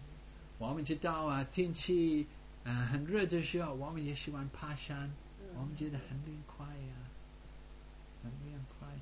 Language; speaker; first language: Chinese; non-native, fluent; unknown